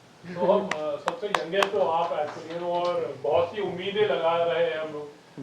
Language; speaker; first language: Hindi; native; Hindi